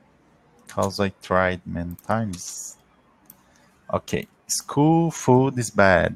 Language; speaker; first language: English; non-native, learner; Portuguese